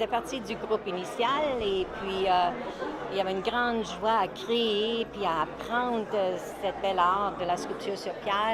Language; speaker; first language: French; native; French